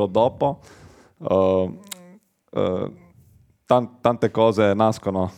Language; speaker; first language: Italian; non-native, learner; Slovenian